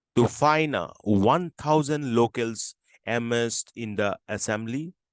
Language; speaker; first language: English; non-native, local second language; Assamese